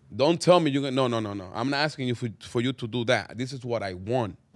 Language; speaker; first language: English; non-native, fluent; Spanish